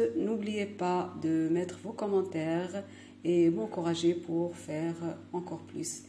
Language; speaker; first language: French; non-native, local second language; Arabic